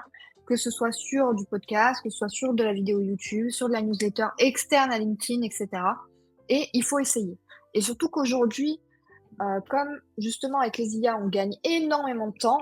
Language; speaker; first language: French; native; French